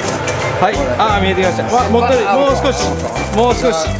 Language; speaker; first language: Japanese; native; Japanese